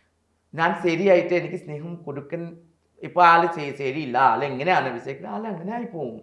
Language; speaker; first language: Malayalam; non-native, learner; Assamese